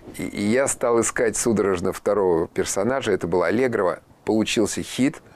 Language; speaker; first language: Russian; native; Russian